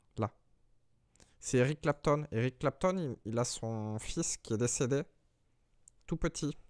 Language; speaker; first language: French; native; French